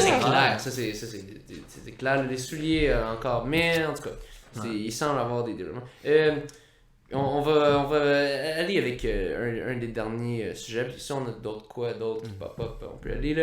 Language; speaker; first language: French; native; French